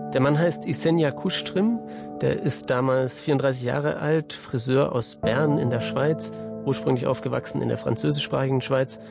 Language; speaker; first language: German; native; German